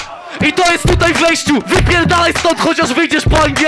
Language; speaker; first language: Polish; native; Polish